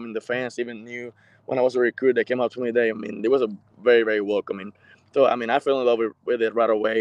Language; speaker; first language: English; non-native, fluent; Spanish